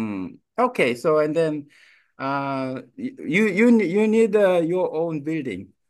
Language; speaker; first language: English; non-native, learner; Korean